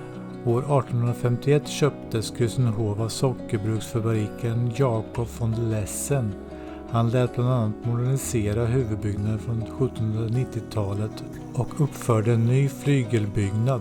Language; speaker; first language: Swedish; native; Swedish